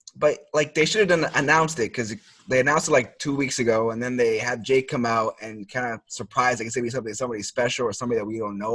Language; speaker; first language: English; native; English